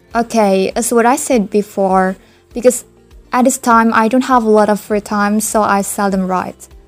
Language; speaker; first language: English; non-native, fluent; Indonesian